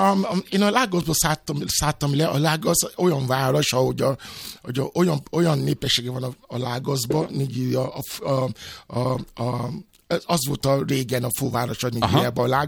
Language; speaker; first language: Hungarian; non-native, fluent; Yoruba